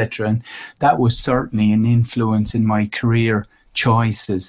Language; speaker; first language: English; native; English